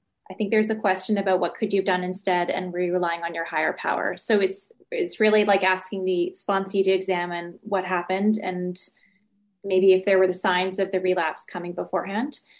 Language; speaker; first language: English; native; English